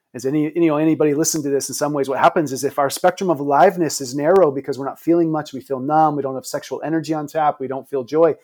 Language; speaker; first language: English; native; English